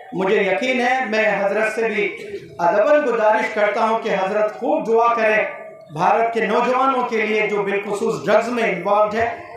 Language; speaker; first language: Urdu; native; Urdu